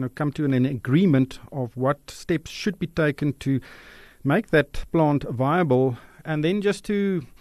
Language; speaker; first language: English; non-native, local second language; Afrikaans